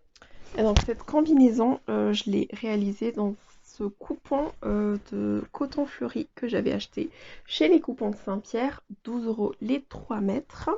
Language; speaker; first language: French; native; French